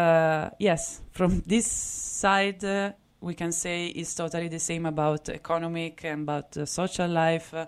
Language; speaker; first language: English; non-native, fluent; Italian